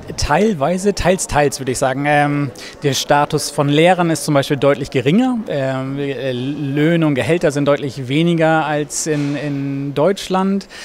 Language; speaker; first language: German; native; German